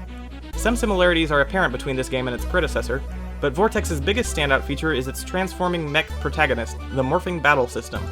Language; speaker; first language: English; native; English